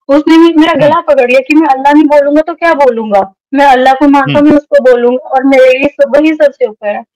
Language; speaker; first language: Hindi; native; Hindi